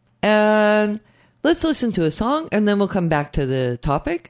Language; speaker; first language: English; native; English